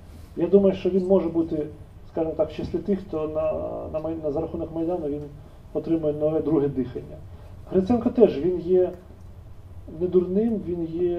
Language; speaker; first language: Ukrainian; native; Ukrainian